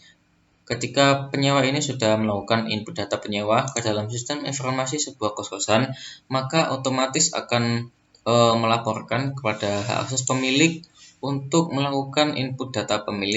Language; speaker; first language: Indonesian; native; Indonesian